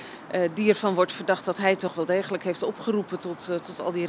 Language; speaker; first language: Dutch; native; Dutch